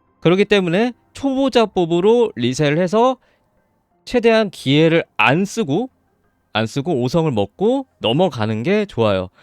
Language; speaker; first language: Korean; native; Korean